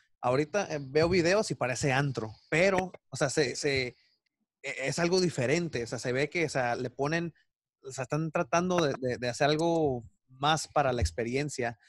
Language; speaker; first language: Spanish; native; Spanish